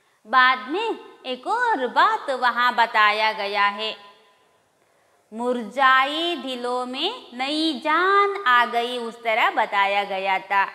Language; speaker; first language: Hindi; non-native, local second language; Kannada